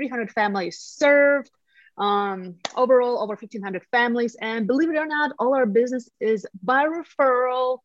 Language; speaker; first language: English; non-native, fluent; Latvian